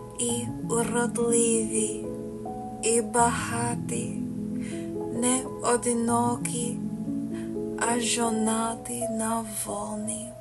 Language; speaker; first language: Ukrainian; non-native, learner; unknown